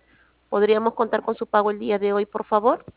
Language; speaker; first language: Spanish; native; Spanish